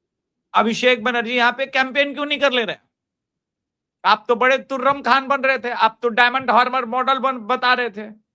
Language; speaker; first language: Hindi; native; Hindi